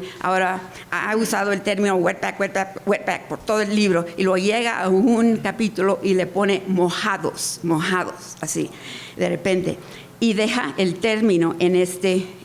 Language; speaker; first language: Spanish; early bilingual, heritage; Spanish